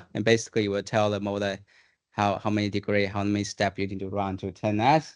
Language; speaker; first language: English; non-native, fluent; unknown